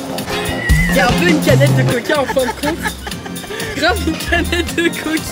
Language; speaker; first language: French; native; French